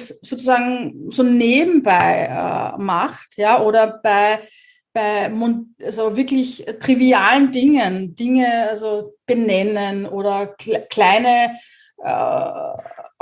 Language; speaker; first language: German; native; German